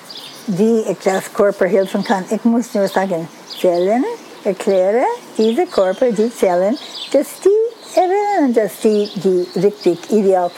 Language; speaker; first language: German; non-native, fluent; English